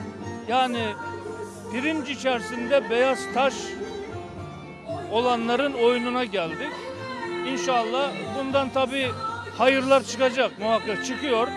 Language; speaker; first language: Turkish; native; Turkish